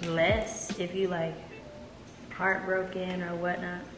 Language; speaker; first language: English; native; English